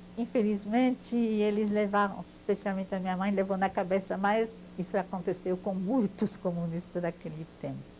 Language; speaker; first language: Portuguese; non-native, fluent; French